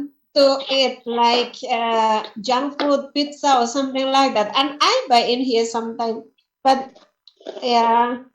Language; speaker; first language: English; non-native, learner; Indonesian